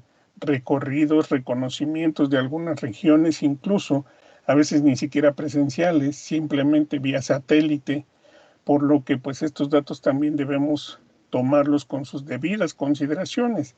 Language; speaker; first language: Spanish; native; Spanish